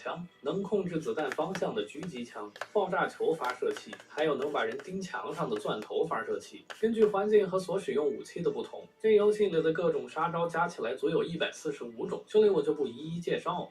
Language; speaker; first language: Chinese; native; Chinese